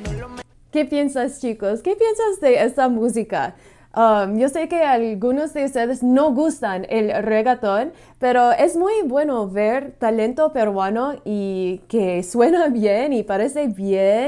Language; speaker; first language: Spanish; non-native, fluent; English